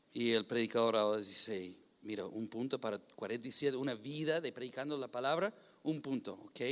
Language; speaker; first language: Spanish; non-native, fluent; English